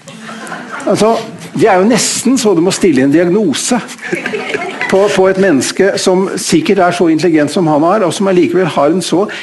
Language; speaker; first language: Norwegian; native; Norwegian